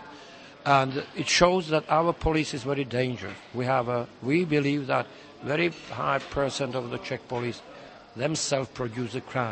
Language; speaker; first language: English; non-native, fluent; Czech